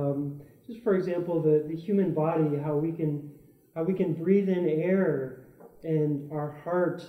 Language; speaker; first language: English; native; English